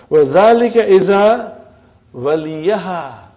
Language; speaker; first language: Arabic; non-native, fluent; Tamil